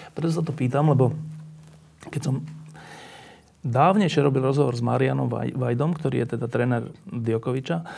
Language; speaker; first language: Slovak; native; Slovak